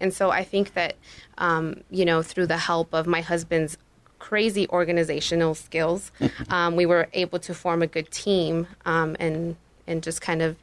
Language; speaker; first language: English; non-native, fluent; Spanish